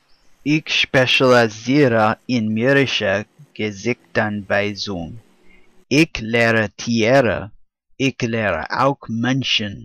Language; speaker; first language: German; non-native, learner; English